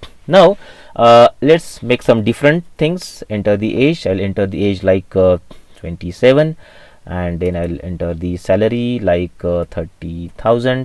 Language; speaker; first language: English; non-native, local second language; Marathi